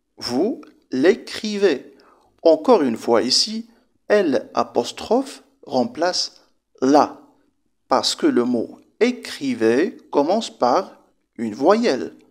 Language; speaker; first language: French; non-native, local second language; Arabic